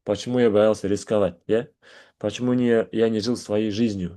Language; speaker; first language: Russian; non-native, local second language; Kazakh